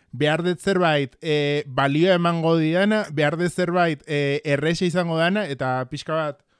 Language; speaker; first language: Basque; native; Basque